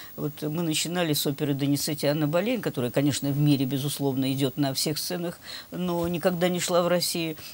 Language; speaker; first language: Russian; native; Russian